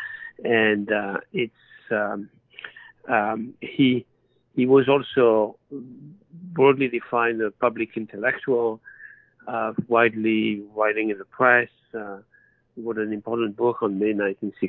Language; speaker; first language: English; non-native, fluent; French